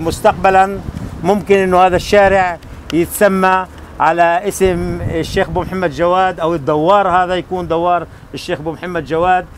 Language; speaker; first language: Arabic; native; Arabic